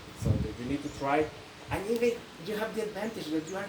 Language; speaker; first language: English; non-native, fluent; Spanish